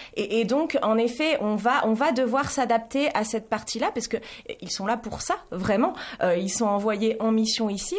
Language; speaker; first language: French; native; French